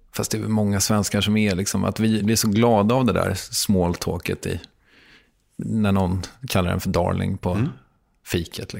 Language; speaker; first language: Swedish; native; Swedish